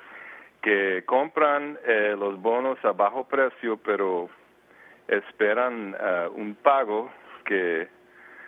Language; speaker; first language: Spanish; early bilingual, heritage; Spanish